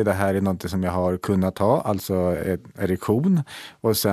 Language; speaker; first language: Swedish; native; Swedish